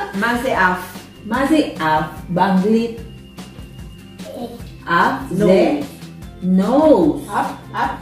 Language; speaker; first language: Hebrew; non-native, learner; Filipino